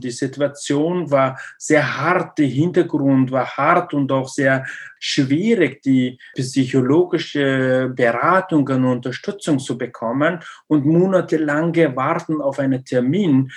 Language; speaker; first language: German; non-native, learner; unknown